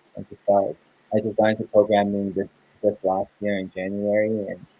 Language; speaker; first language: English; native; English